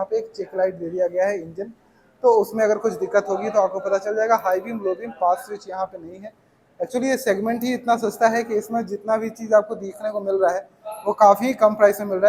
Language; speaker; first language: Hindi; native; Hindi